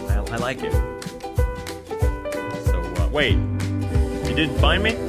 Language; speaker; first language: English; non-native, fluent; Indonesian